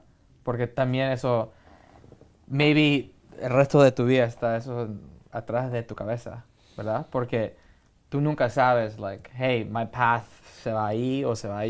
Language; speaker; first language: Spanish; early bilingual, heritage; Spanish